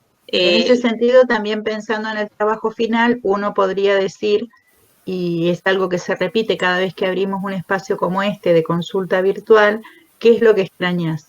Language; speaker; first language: Spanish; native; Spanish